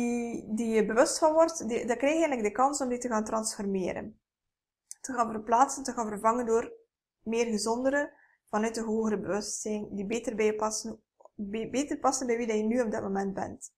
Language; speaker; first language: Dutch; native; Dutch